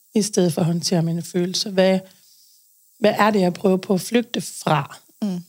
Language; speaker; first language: Danish; native; Danish